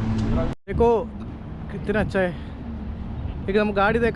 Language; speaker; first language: Hindi; non-native, local second language; Malayalam